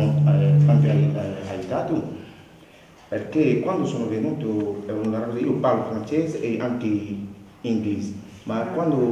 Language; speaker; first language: Italian; non-native, learner; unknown